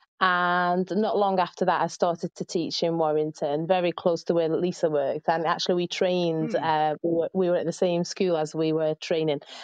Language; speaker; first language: English; early bilingual, other home language; Arabic